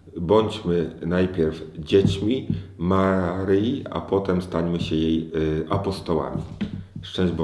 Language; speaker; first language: Polish; native; Polish